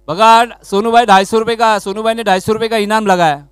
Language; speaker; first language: Hindi; non-native, local second language; Marathi